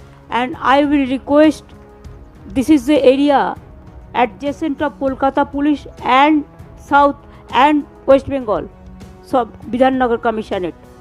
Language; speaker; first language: English; non-native, local second language; Bangla